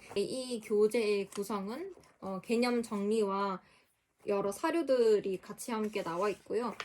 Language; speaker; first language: Korean; native; Korean